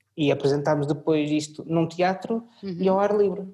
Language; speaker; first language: Portuguese; early bilingual, other home language; French